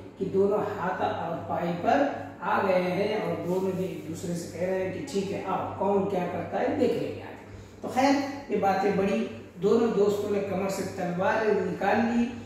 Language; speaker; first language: Urdu; native; Urdu